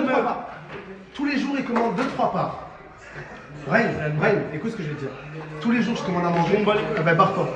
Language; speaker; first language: French; native; French